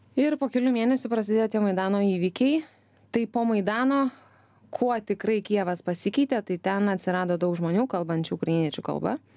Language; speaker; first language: Lithuanian; native; Lithuanian